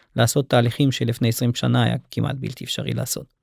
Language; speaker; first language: Hebrew; non-native, fluent; Russian